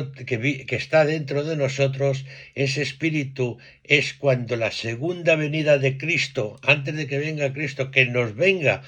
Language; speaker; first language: Spanish; native; Spanish